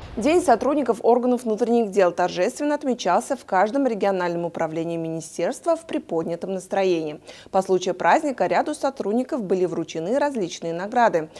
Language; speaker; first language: Russian; non-native, local second language; Uzbek